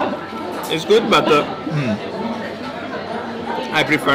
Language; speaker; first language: English; non-native, learner; Italian